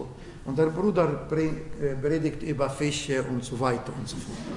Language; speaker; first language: German; non-native, learner; Arabic